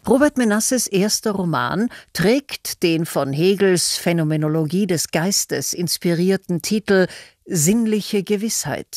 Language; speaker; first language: German; native; German